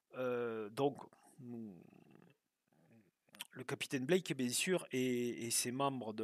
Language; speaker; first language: French; native; French